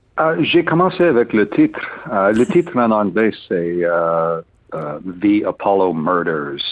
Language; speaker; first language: French; non-native, learner; English